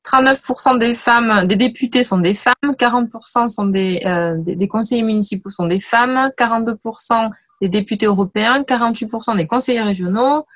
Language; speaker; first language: French; native; French